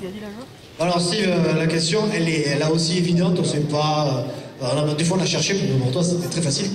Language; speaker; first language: French; native; French